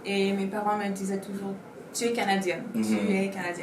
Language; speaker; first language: French; non-native, local second language; Spanish